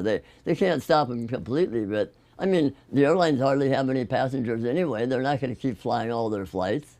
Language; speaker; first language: English; native; English